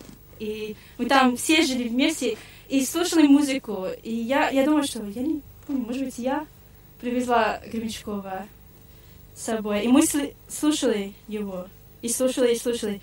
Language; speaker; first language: Russian; non-native, fluent; English